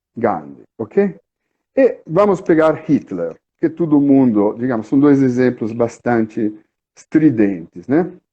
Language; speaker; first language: Portuguese; non-native, fluent; Italian